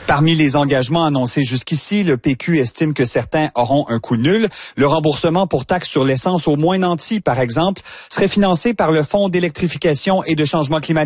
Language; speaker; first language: French; native; French